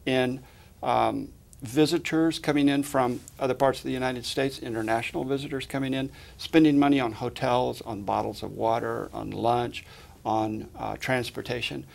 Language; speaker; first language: English; native; English